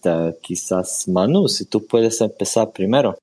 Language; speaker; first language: Spanish; non-native, fluent; Swedish